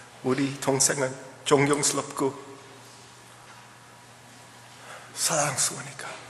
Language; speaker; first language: Korean; early bilingual, heritage; English